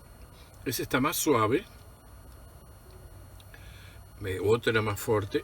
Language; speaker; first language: Portuguese; non-native, fluent; Spanish